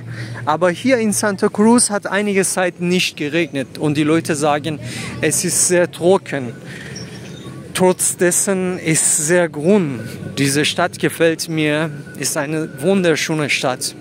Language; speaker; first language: German; non-native, fluent; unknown